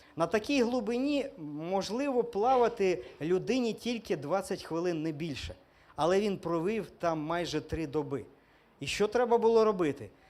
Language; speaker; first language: Ukrainian; non-native, local second language; Russian